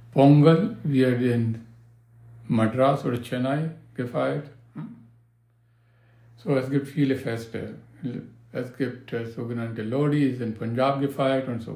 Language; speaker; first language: German; non-native, learner; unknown